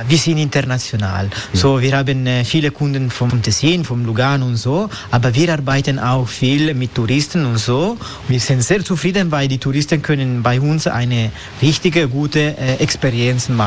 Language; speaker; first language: German; non-native, learner; Italian